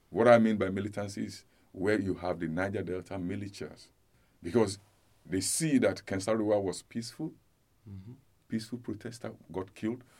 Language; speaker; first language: English; non-native, local second language; Yoruba